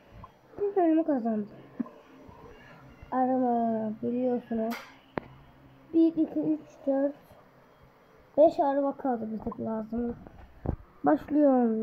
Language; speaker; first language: Turkish; early bilingual, heritage; Turkish